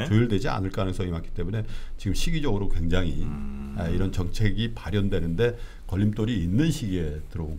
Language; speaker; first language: Korean; native; Korean